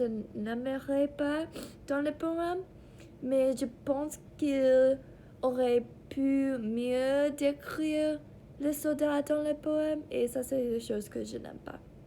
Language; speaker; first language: French; non-native, learner; English